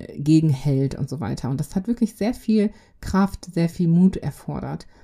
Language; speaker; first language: German; native; German